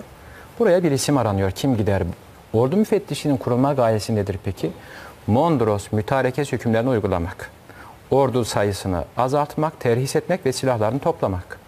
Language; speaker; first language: Turkish; native; Turkish